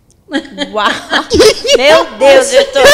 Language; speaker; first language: Portuguese; early bilingual, heritage; Portuguese